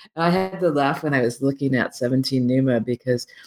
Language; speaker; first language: English; native; English